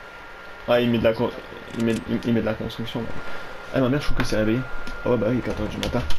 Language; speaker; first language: French; native; French